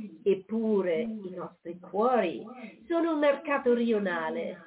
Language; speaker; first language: Italian; non-native, fluent; German